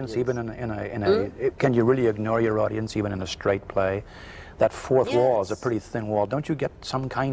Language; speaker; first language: English; native; English